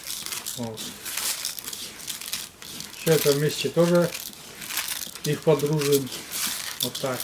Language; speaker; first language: Russian; native; Russian